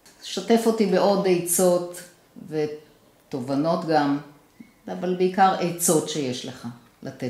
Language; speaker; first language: Hebrew; native; Hebrew